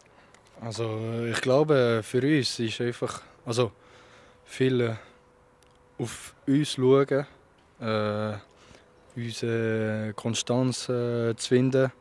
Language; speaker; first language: German; non-native, local second language; French